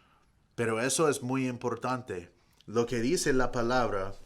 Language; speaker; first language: Spanish; non-native, fluent; English